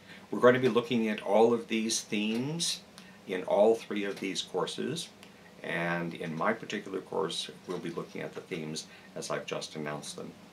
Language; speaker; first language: English; native; English